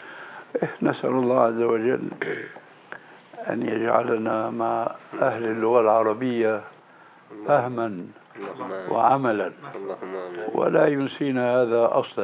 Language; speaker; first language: Arabic; native; Arabic